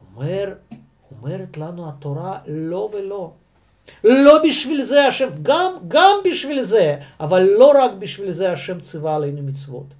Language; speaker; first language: Hebrew; non-native, fluent; Russian